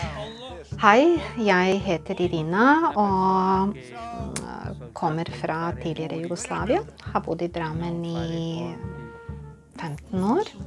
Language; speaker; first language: Norwegian; non-native, fluent; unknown